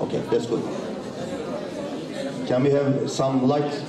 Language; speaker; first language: English; non-native, fluent; Turkish